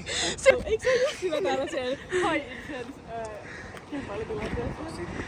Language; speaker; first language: Finnish; native; Finnish